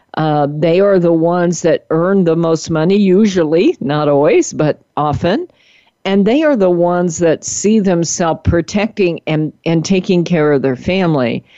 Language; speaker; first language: English; native; English